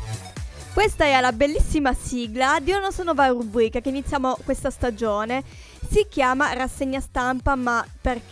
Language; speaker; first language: Italian; native; Italian